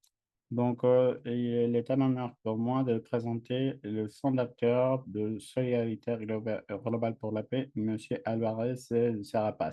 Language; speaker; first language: French; non-native, fluent; English